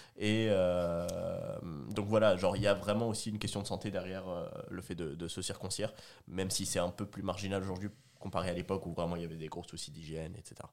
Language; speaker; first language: French; native; French